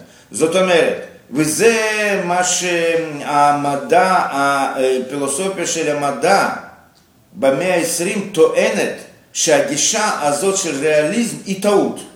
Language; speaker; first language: Hebrew; non-native, fluent; Russian